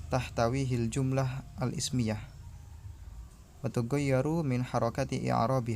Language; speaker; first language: Arabic; non-native, learner; Indonesian